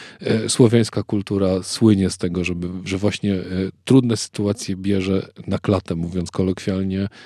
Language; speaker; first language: Polish; native; Polish